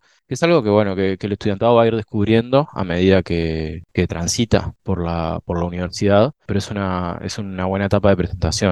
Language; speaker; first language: Spanish; native; Spanish